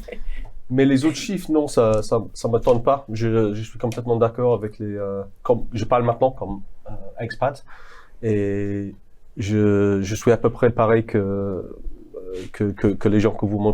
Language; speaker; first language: French; non-native, fluent; English